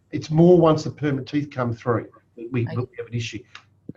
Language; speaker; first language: English; native; English